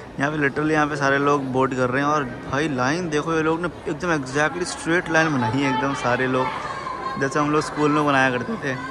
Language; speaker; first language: Hindi; native; Hindi